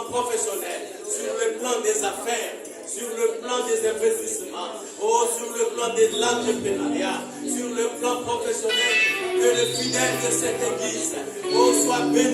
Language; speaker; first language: French; non-native, local second language; Lingala